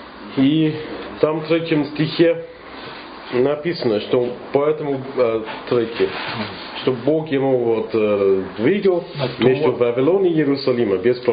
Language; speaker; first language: Russian; non-native, fluent; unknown